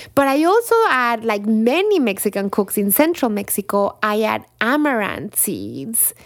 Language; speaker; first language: English; non-native, fluent; Spanish